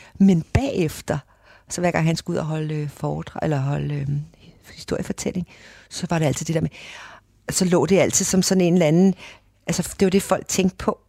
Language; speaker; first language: Danish; native; Danish